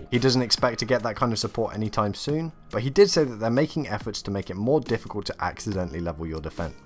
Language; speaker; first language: English; native; English